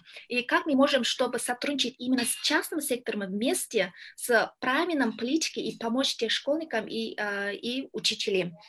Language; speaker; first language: Russian; non-native, learner; Kyrgyz